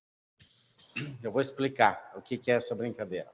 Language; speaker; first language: Portuguese; native; Portuguese